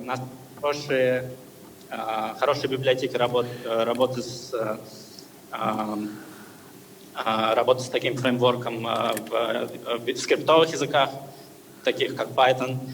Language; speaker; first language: Russian; native; Russian